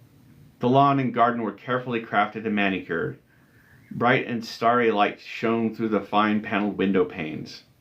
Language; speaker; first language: English; native; English